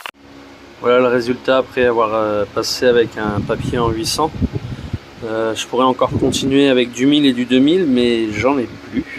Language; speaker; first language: French; native; French